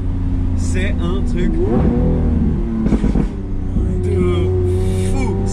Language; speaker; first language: French; native; French